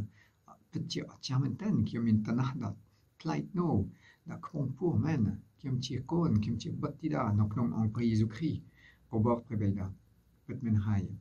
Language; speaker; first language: Khmer; non-native, fluent; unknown